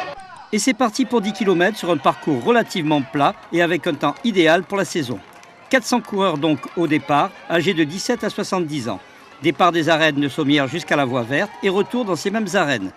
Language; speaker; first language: French; native; French